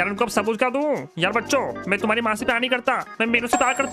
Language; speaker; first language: Hindi; native; Hindi